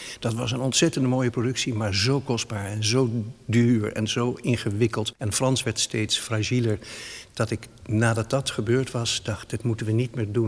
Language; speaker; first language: Dutch; native; Dutch